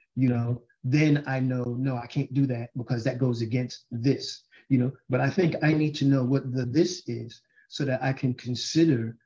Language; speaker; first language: English; native; English